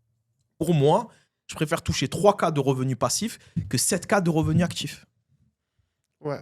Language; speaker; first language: French; native; French